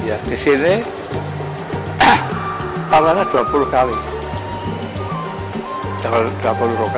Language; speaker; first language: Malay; non-native, local second language; Javanese